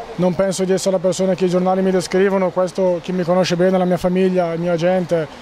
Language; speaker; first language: Italian; native; Italian